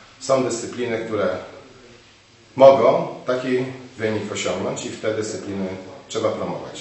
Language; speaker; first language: Polish; native; Polish